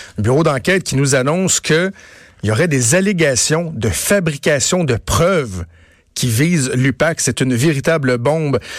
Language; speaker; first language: French; native; French